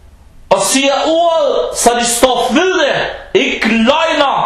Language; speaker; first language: Danish; non-native, local second language; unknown